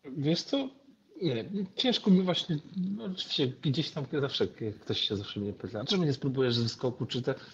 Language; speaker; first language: Polish; native; Polish